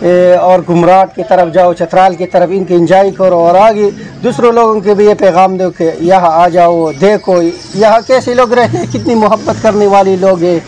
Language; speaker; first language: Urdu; non-native, local second language; Punjabi